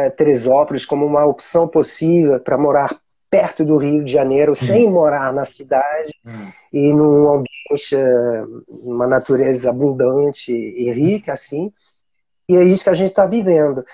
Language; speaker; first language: Portuguese; non-native, fluent; French